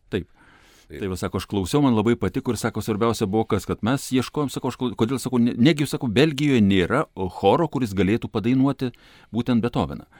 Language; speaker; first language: Lithuanian; native; Lithuanian